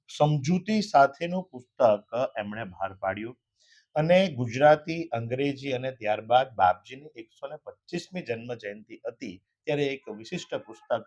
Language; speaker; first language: Gujarati; native; Gujarati